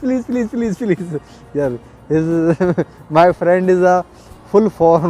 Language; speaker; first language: English; non-native, local second language; Hindi